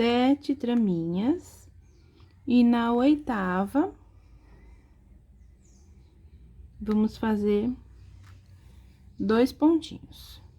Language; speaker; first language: Portuguese; native; Portuguese